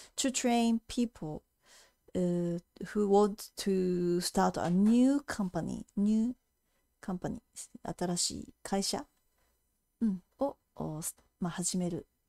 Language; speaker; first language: Japanese; native; Japanese